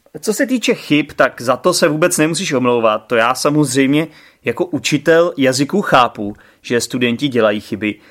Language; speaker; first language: Czech; native; Czech